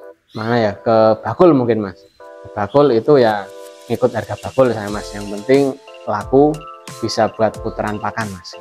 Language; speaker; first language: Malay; non-native, local second language; Javanese